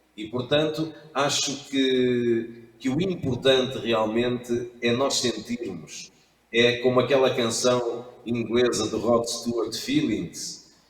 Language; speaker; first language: Portuguese; native; Portuguese